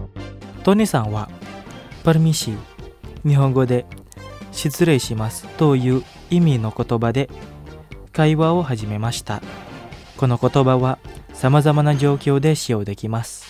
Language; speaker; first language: Japanese; non-native, fluent; Indonesian